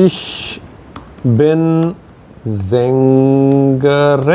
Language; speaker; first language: German; non-native, fluent; Hindi